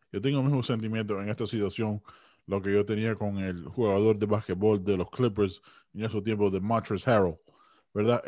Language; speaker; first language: Spanish; early bilingual, heritage; Spanish